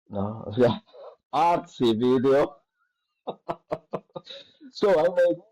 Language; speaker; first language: English; non-native, learner; Italian